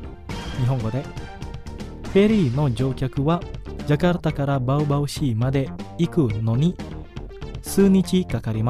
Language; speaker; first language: Japanese; non-native, fluent; Indonesian